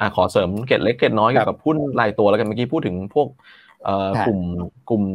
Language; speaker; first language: Thai; non-native, local second language; Chinese